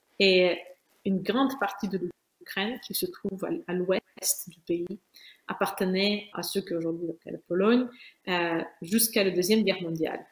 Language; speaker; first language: French; non-native, fluent; Ukrainian